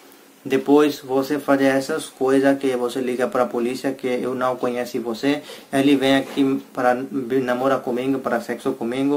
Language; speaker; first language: Portuguese; non-native, learner; Hindi